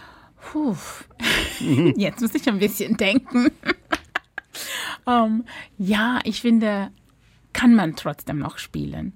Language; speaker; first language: German; non-native, fluent; English